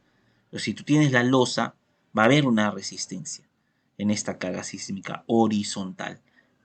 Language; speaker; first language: Spanish; native; Spanish